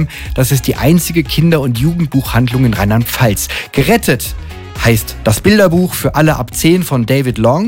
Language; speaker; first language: German; native; German